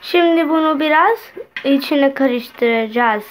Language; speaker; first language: Turkish; non-native, learner; Urdu